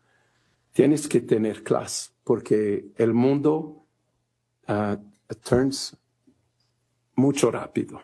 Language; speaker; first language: Spanish; non-native, fluent; Portuguese